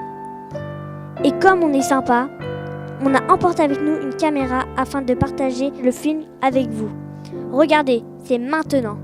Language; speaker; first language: French; native; French